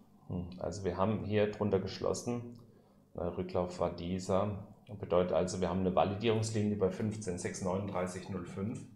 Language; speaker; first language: German; native; German